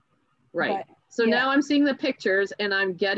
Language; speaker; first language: English; native; English